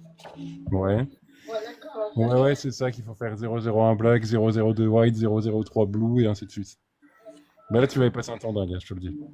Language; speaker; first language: French; native; French